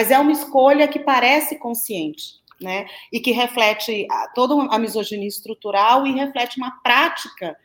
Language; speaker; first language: Portuguese; native; Portuguese